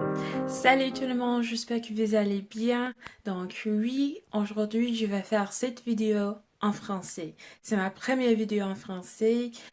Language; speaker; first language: French; non-native, fluent; English